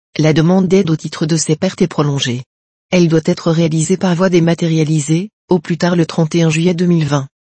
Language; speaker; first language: French; native; French